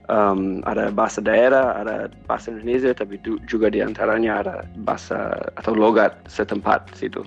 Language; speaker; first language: Indonesian; non-native, fluent; English